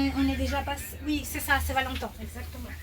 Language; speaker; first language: French; native; French